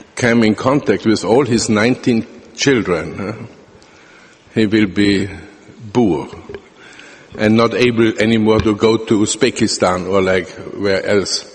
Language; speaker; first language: English; non-native, fluent; German